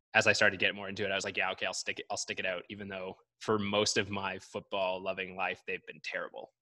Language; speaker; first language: English; native; English